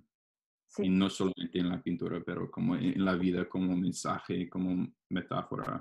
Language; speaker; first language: Spanish; non-native, learner; English